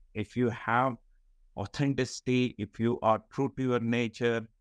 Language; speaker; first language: English; non-native, local second language; Kashmiri